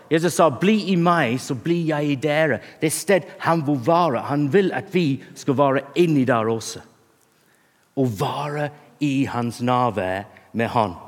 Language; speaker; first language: Norwegian; non-native, fluent; English